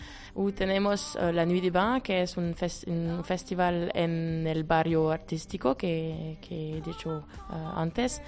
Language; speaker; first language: Spanish; non-native, fluent; French